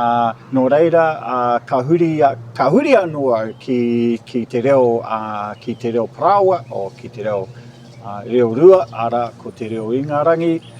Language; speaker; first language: Māori; non-native, local second language; English